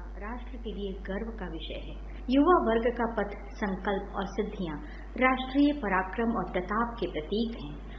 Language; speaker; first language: Hindi; native; Hindi